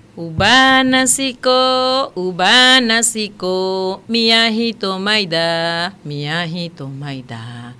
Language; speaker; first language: Spanish; non-native, local second language; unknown